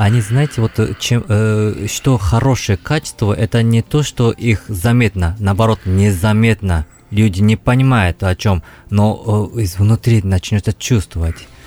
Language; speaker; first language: Russian; non-native, fluent; Japanese